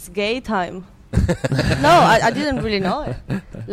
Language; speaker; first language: English; non-native, fluent; Italian